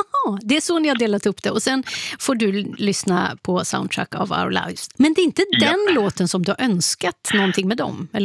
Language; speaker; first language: Swedish; native; Swedish